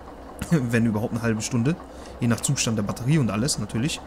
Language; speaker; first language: German; native; German